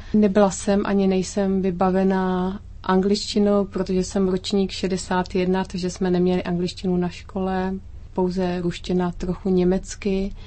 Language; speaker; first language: Czech; native; Czech